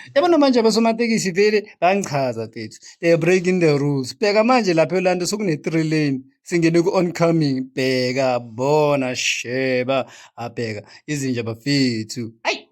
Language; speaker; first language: Zulu; native; Zulu